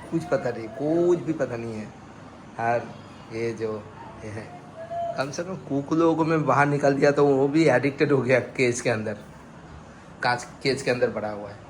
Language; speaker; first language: Hindi; non-native, local second language; Bangla